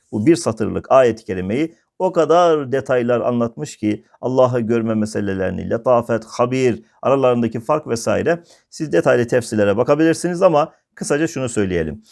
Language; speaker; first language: Turkish; native; Turkish